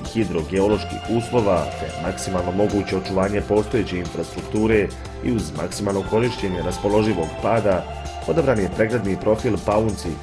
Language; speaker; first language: Bosnian; native; Bosnian